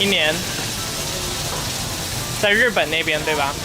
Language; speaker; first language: Chinese; non-native, fluent; English